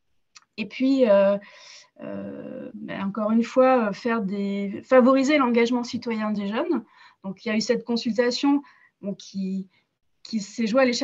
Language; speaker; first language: French; native; French